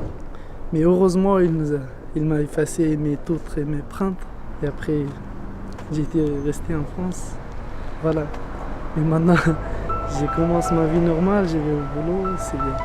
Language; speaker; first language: French; non-native, learner; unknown